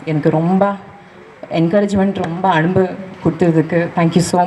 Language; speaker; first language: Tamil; non-native, learner; Kannada